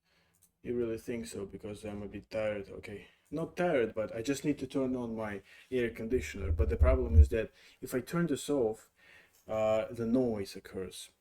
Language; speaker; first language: English; non-native, fluent; Russian